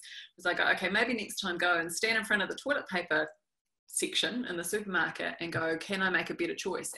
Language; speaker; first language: English; native; English